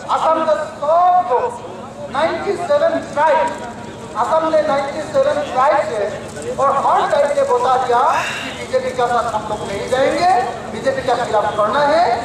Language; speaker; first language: Hindi; non-native, local second language; Assamese